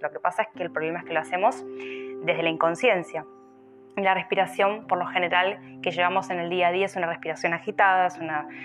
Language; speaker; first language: Spanish; native; Spanish